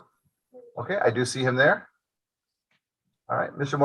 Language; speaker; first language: English; native; English